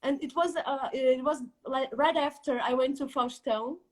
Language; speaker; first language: English; non-native, fluent; Portuguese